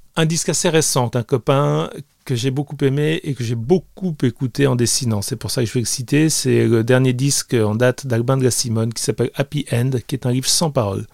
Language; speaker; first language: French; native; French